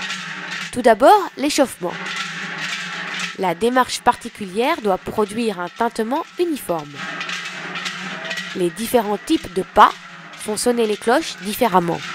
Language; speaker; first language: French; native; French